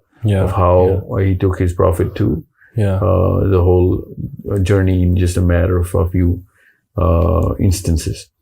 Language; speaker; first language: English; non-native, local second language; Urdu